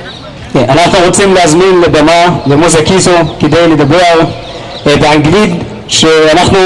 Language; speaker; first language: Hebrew; non-native, fluent; Arabic